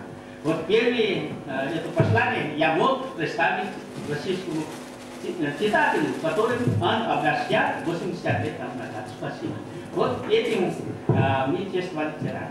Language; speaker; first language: Russian; non-native, fluent; Nepali